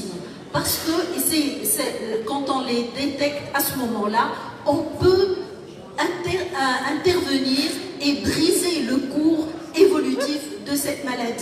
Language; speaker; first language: French; non-native, local second language; Arabic